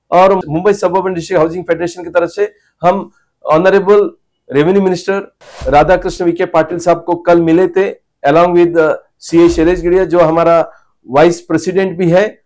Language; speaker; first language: Hindi; non-native, local second language; Marathi